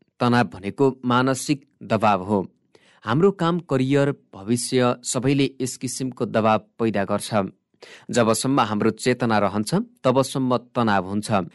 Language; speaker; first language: Nepali; native; Nepali